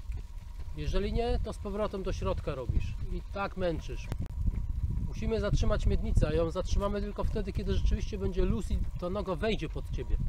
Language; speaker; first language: Polish; native; Polish